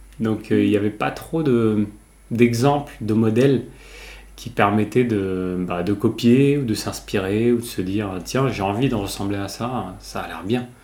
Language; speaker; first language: French; early bilingual, other home language; Kabyle